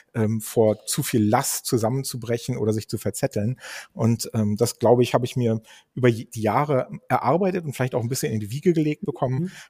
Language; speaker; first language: German; native; German